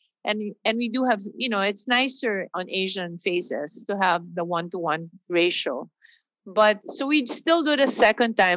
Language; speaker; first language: English; non-native, local second language; Filipino